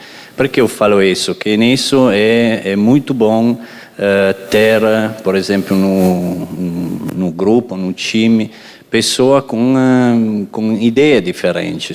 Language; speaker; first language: Portuguese; non-native, fluent; Italian